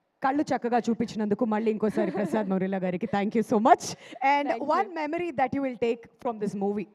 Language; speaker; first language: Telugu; native; Telugu